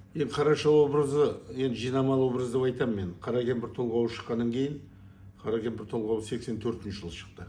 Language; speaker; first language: Kazakh; native; Kazakh